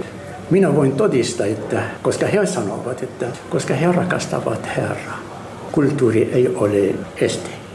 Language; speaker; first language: Finnish; non-native, fluent; Arabic